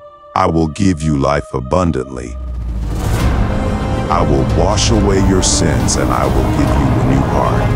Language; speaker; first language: English; non-native, fluent; Czech